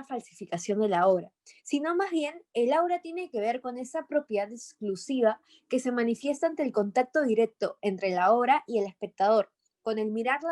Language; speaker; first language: Spanish; native; Spanish